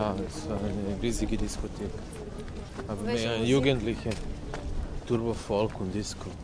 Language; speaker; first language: German; non-native, fluent; Serbian